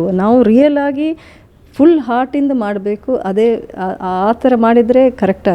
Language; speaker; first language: Kannada; non-native, learner; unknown